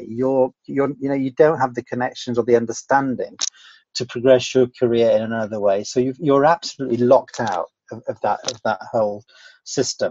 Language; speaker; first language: English; native; English